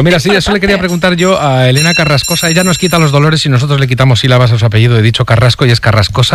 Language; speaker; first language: Spanish; native; Spanish